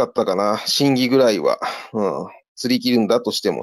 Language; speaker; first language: Japanese; native; Japanese